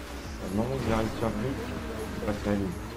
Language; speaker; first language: French; native; French